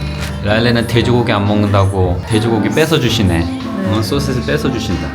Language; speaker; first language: Korean; native; Korean